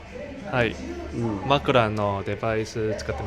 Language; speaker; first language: Japanese; non-native, fluent; Cantonese